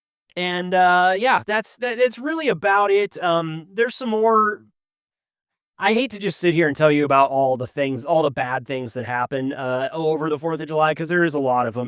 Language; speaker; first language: English; native; English